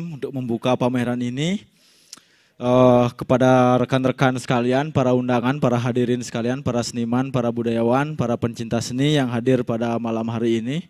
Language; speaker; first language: Indonesian; native; Indonesian